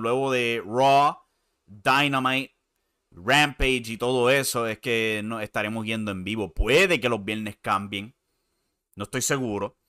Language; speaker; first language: Spanish; native; Spanish